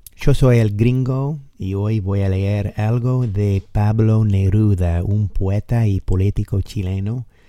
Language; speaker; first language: Spanish; non-native, fluent; English